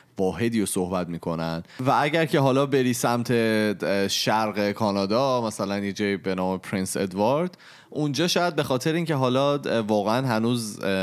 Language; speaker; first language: Persian; native; Persian